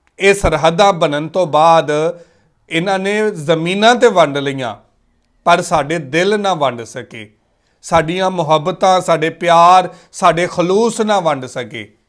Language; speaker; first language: Punjabi; native; Punjabi